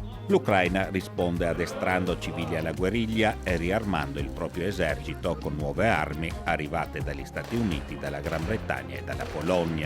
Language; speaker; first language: Italian; native; Italian